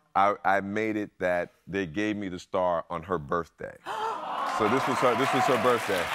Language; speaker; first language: English; native; English